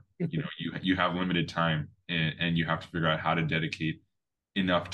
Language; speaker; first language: English; native; English